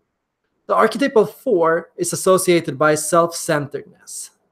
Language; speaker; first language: English; non-native, fluent; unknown